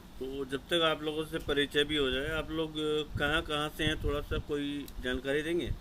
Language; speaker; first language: Hindi; native; Hindi